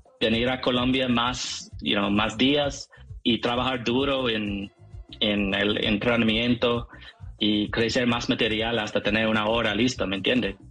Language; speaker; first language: Spanish; non-native, fluent; English